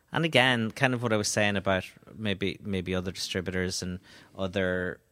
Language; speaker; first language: English; native; English